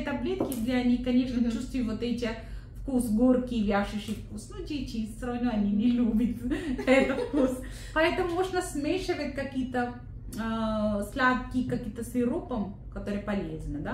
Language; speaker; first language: Russian; non-native, learner; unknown